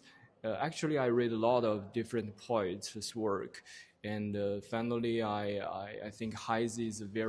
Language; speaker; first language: English; non-native, learner; Chinese